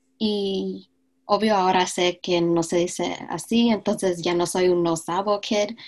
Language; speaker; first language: Spanish; early bilingual, heritage; Spanish